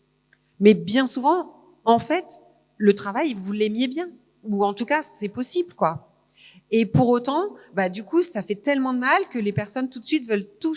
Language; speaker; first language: French; native; French